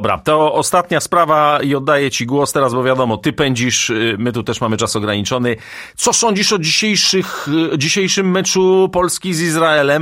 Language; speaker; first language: Polish; native; Polish